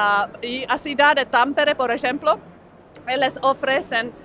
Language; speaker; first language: Portuguese; non-native, fluent; Finnish